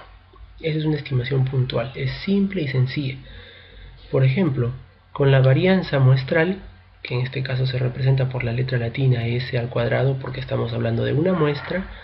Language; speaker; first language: Spanish; native; Spanish